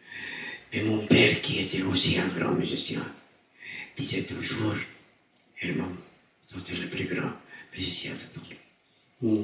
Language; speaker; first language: French; non-native, fluent; Dutch